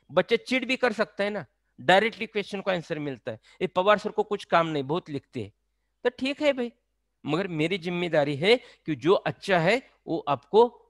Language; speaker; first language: Hindi; non-native, local second language; Marathi